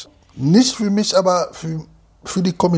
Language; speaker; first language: German; non-native, fluent; Lingala